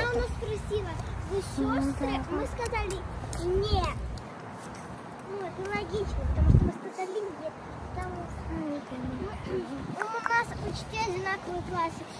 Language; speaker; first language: Russian; early bilingual, heritage; Russian